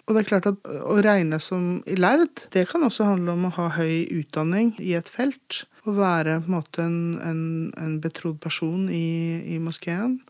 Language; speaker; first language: Norwegian; native; Norwegian